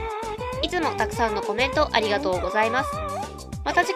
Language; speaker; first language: Japanese; native; Japanese